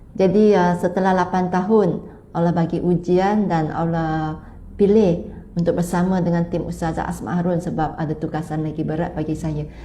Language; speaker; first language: Malay; non-native, local second language; Chinese